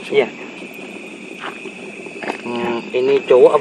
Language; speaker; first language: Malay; non-native, local second language; Madurese